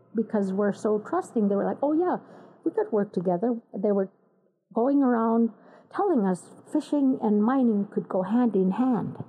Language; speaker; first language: English; native; English